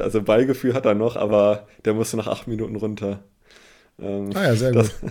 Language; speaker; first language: German; native; German